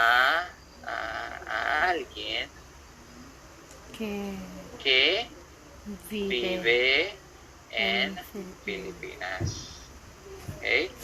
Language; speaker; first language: Spanish; non-native, fluent; Filipino